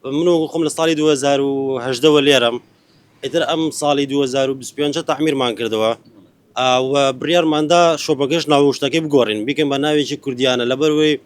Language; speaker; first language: Central Kurdish; native; Central Kurdish